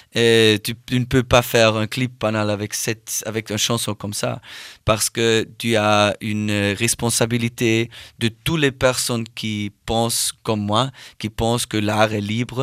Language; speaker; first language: French; non-native, learner; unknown